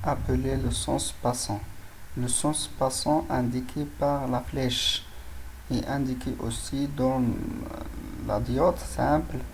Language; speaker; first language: French; non-native, local second language; Arabic